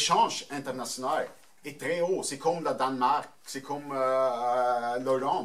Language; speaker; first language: French; non-native, fluent; German